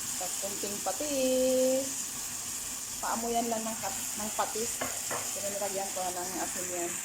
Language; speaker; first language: Filipino; non-native, local second language; Iloko